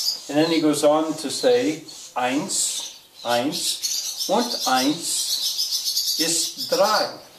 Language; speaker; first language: German; non-native, learner; English